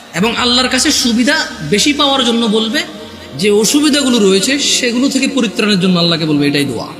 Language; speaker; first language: Bangla; early bilingual, heritage; Bangla